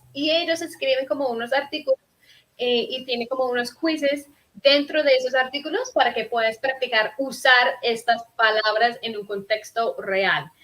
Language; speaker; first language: Spanish; non-native, fluent; English